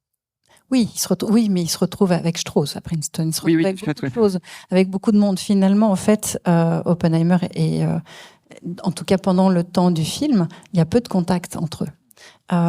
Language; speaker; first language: French; native; French